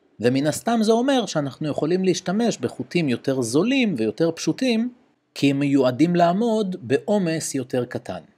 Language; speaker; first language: Hebrew; native; Hebrew